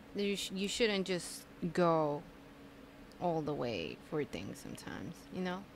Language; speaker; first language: English; non-native, fluent; Spanish